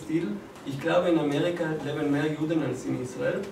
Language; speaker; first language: German; non-native, fluent; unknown